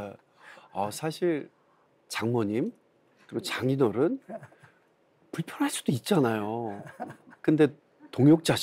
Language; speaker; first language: Korean; native; Korean